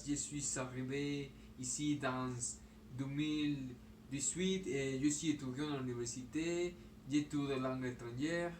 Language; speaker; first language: French; non-native, learner; Spanish